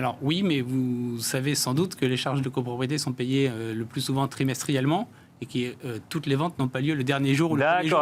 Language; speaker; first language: French; native; French